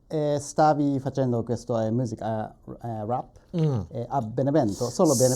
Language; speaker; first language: Italian; non-native, learner; Japanese